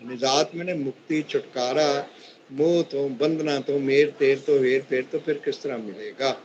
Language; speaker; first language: Hindi; non-native, local second language; Punjabi